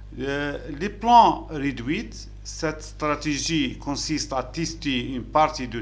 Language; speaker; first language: French; non-native, local second language; Arabic